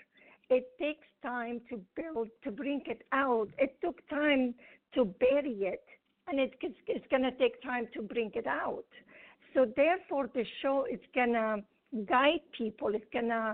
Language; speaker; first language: English; non-native, fluent; Arabic